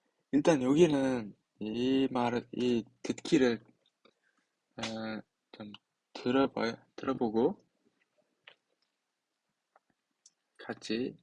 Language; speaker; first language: Korean; non-native, fluent; Uzbek